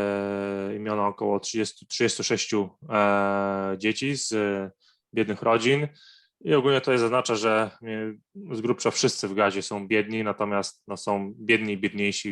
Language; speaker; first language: Polish; non-native, fluent; Arabic